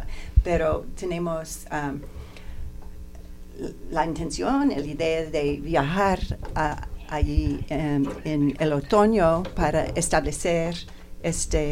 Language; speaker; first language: Spanish; non-native, learner; English